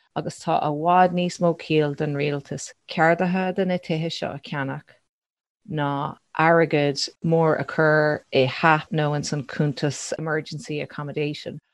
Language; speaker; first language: Irish; non-native, local second language; English